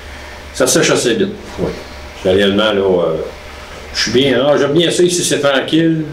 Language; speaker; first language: French; native; French